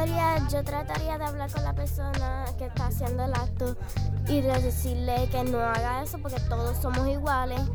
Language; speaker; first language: Spanish; early bilingual, other home language; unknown